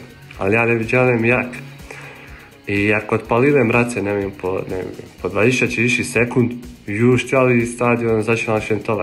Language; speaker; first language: Polish; non-native, learner; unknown